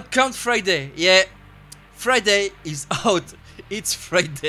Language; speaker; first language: English; non-native, learner; French